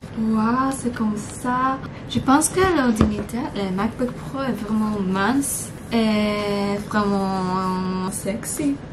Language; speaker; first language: French; non-native, learner; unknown